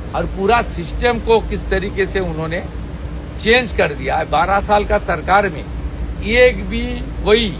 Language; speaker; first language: Hindi; non-native, local second language; Bangla